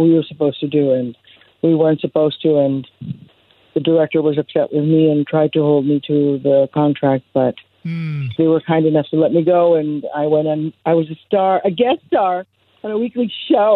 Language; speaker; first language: English; non-native, fluent; Spanish